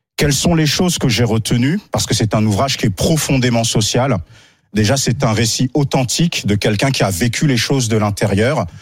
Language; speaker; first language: French; native; French